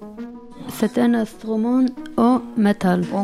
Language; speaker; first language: French; non-native, learner; Kurdish